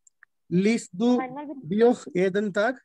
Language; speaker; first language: German; non-native, learner; Malayalam